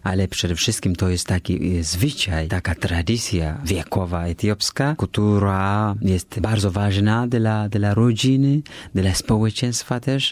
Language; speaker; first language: Polish; non-native, fluent; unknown